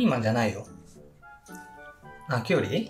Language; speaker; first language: Japanese; native; Japanese